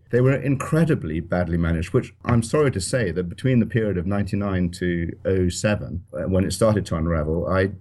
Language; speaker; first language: English; native; English